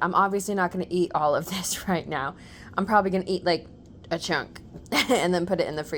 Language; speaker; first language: English; native; English